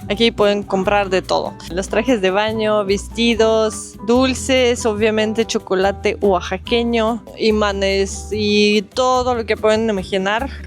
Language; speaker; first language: Spanish; non-native, fluent; Russian